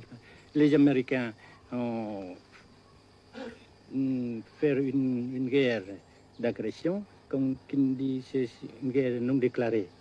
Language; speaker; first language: French; non-native, fluent; Vietnamese